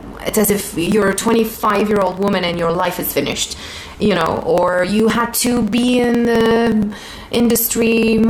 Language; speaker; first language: English; non-native, fluent; Romanian